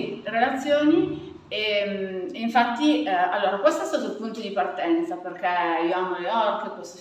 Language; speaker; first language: Italian; native; Italian